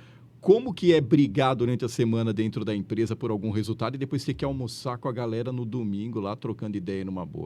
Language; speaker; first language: Portuguese; native; Portuguese